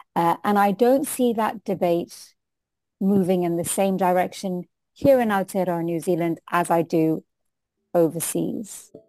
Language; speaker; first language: English; non-native, local second language; Hindi